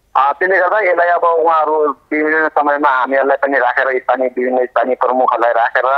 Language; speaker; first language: Nepali; non-native, local second language; Maithili